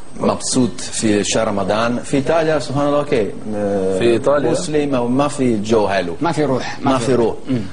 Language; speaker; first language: Arabic; non-native, learner; Italian